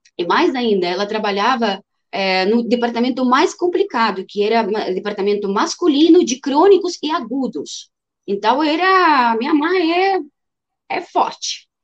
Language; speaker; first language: Portuguese; non-native, fluent; Russian